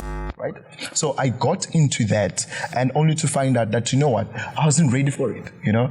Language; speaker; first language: English; non-native, local second language; Zulu